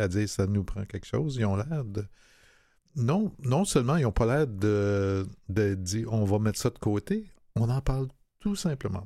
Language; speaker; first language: French; native; French